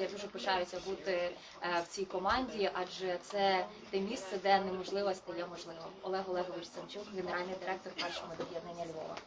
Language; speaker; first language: Ukrainian; native; Ukrainian